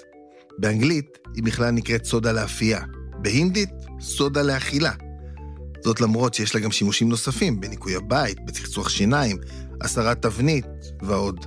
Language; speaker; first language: Hebrew; native; Hebrew